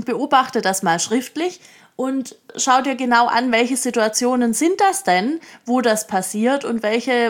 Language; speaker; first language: German; native; German